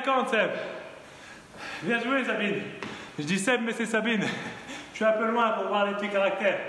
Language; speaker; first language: French; native; French